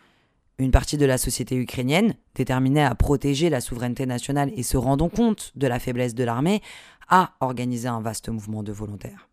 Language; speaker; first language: French; native; French